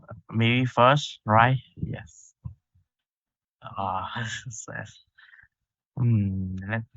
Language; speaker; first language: English; non-native, learner; Vietnamese